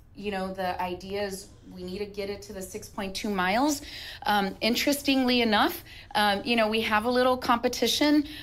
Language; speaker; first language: English; native; English